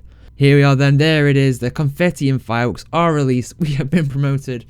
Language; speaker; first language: English; native; English